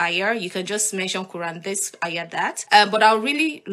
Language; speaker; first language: English; non-native, local second language; Yoruba